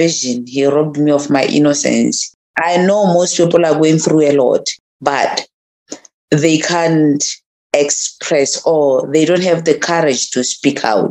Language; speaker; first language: English; non-native, local second language; Tswana